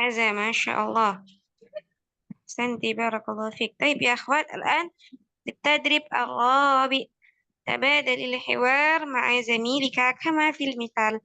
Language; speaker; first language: Arabic; non-native, fluent; Indonesian